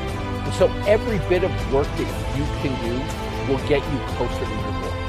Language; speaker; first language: English; native; English